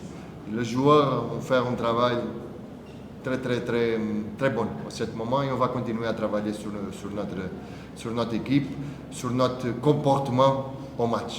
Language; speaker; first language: French; non-native, fluent; Portuguese